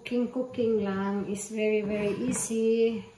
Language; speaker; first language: English; non-native, local second language; Filipino